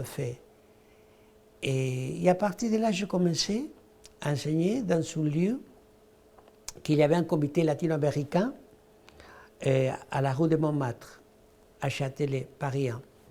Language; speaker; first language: French; non-native, fluent; Spanish